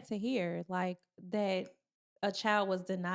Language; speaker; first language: English; native; English